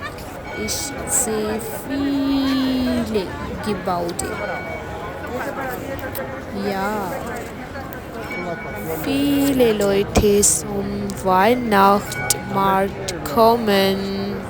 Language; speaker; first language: German; non-native, learner; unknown